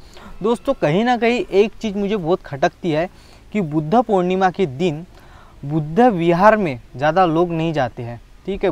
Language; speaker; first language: Hindi; non-native, local second language; Marathi